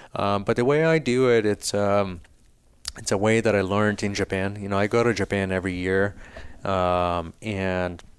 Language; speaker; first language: English; early bilingual, other home language; Portuguese